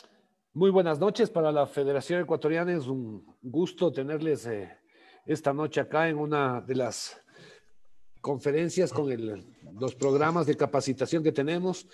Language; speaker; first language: Spanish; native; Spanish